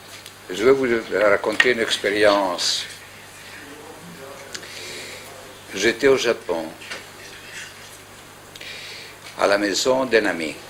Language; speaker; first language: French; non-native, fluent; Greek